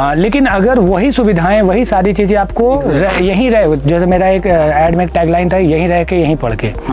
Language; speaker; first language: Hindi; native; Hindi